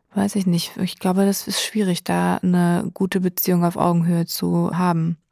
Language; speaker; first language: German; native; German